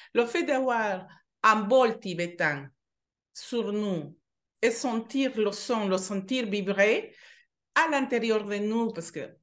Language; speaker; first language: French; non-native, fluent; Spanish